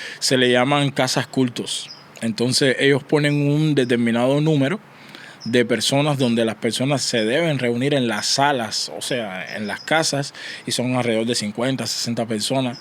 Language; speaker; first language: Spanish; native; Spanish